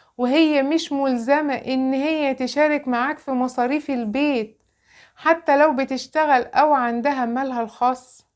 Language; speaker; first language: Arabic; native; Arabic